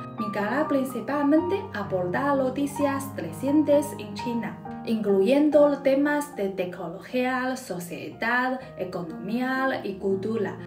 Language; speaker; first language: Spanish; non-native, fluent; Chinese